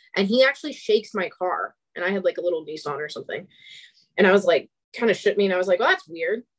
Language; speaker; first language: English; native; English